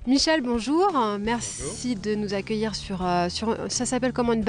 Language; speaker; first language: French; native; French